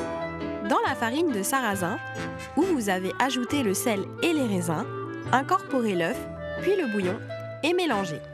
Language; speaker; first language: French; native; French